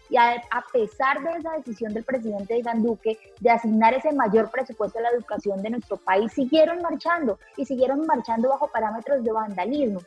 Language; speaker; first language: Spanish; native; Spanish